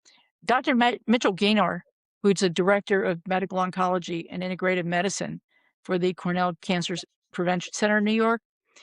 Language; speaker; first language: English; native; English